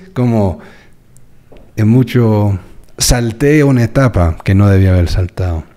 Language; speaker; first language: Spanish; non-native, fluent; English